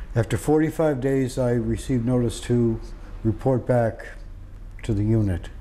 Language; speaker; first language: English; native; English